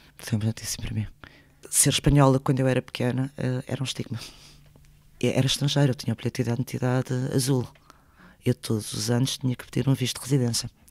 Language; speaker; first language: Portuguese; early bilingual, other home language; Spanish